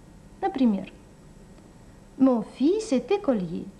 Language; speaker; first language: French; non-native, fluent; Russian